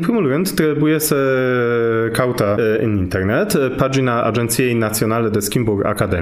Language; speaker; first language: Romanian; non-native, fluent; Polish